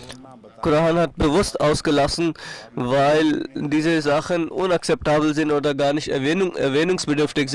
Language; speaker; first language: German; non-native, fluent; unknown